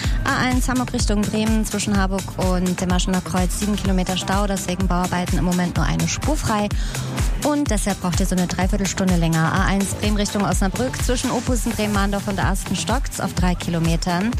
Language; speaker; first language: German; native; German